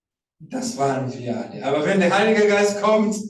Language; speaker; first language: German; non-native, fluent; Rundi